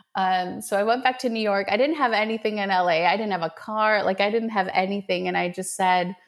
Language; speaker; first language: English; native; English